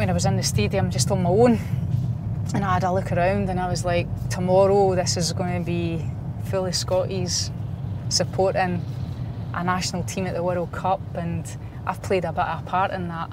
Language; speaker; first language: English; native; English